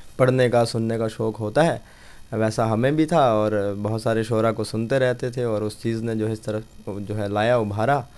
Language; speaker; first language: Urdu; non-native, local second language; Gujari